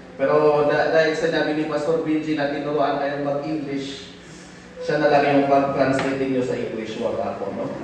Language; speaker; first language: Filipino; non-native, local second language; Iloko